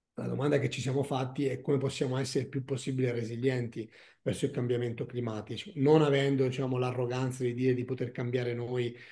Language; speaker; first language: Italian; native; Italian